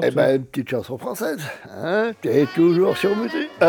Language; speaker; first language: French; native; French